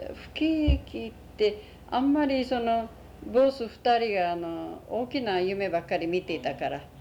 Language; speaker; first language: Japanese; native; Japanese